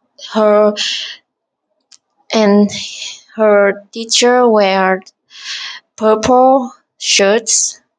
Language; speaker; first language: English; non-native, learner; Vietnamese